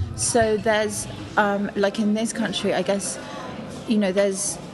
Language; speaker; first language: English; native; English